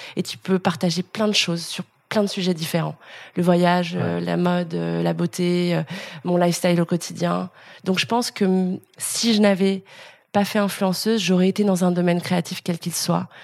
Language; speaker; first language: French; native; French